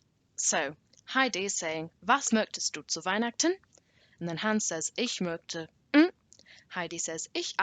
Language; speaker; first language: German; non-native, learner; English